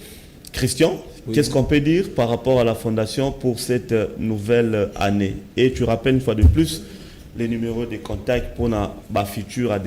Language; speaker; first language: French; non-native, local second language; Lingala